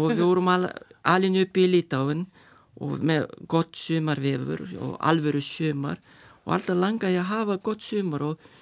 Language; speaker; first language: Icelandic; non-native, learner; Lithuanian